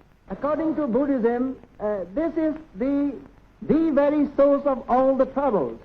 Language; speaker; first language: English; non-native, local second language; Burmese